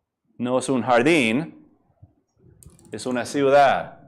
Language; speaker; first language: Spanish; non-native, fluent; English